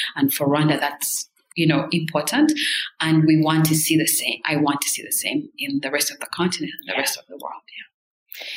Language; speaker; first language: English; non-native, local second language; Kinyarwanda